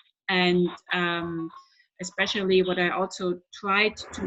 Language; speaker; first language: English; non-native, fluent; German